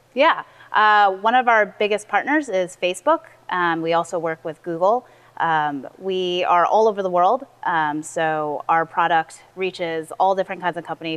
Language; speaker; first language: English; early bilingual, other home language; Chinese